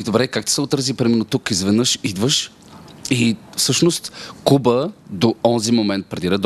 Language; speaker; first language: Bulgarian; native; Bulgarian